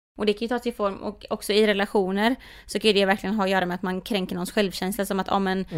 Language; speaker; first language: Swedish; native; Swedish